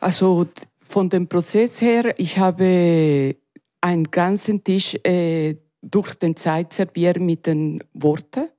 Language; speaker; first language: German; non-native, learner; Spanish